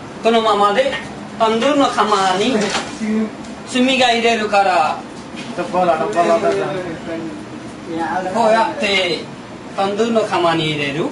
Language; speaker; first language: Japanese; non-native, learner; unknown